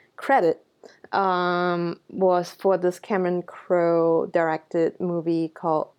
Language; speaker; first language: English; non-native, local second language; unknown